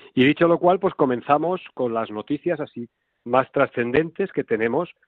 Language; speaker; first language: Spanish; non-native, fluent; Filipino